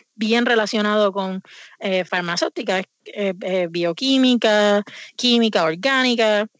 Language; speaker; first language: Spanish; native; Spanish